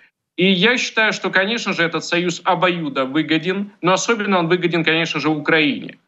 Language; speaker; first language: Russian; native; Russian